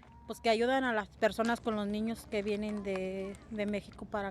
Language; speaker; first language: Spanish; native; Spanish